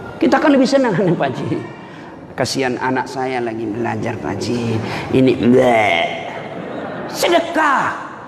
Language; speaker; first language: Indonesian; non-native, local second language; Buginese